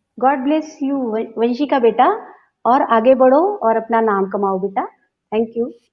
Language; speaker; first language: Hindi; non-native, local second language; Punjabi